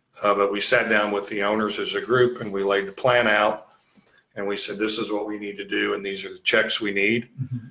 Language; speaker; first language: English; native; English